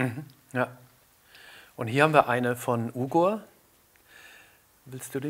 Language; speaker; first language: German; native; German